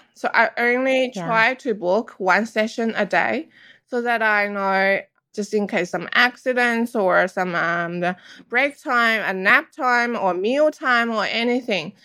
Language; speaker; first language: English; non-native, fluent; Chinese